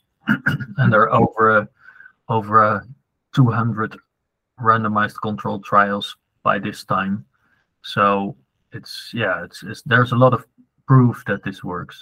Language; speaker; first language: English; non-native, fluent; Dutch